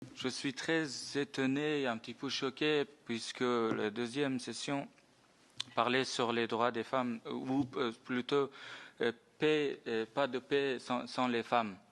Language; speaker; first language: French; non-native, fluent; Persian